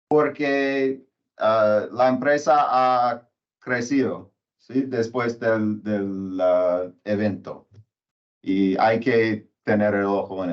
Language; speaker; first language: Spanish; non-native, learner; English